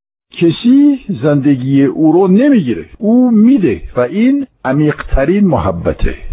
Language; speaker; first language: Persian; non-native, fluent; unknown